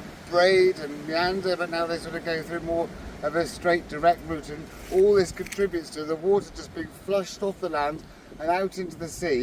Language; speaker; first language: English; native; English